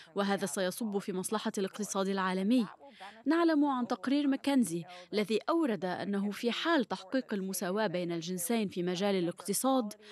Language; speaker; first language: Arabic; early bilingual, other home language; Persian